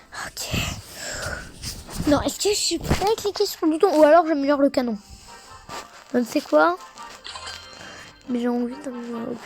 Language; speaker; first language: French; native; French